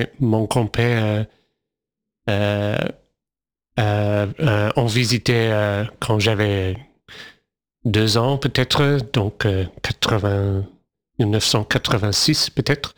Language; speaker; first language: French; non-native, fluent; English